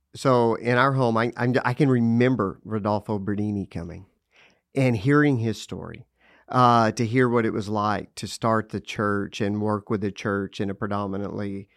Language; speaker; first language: English; native; English